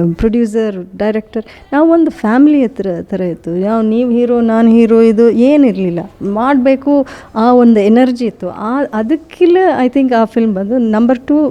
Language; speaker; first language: Kannada; non-native, fluent; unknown